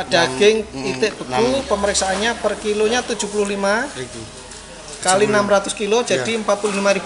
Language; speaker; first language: Indonesian; native; Indonesian